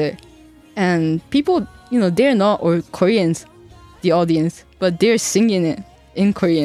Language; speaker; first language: English; non-native, fluent; Japanese